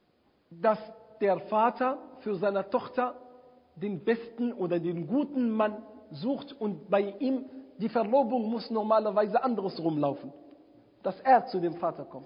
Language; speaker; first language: German; non-native, fluent; Arabic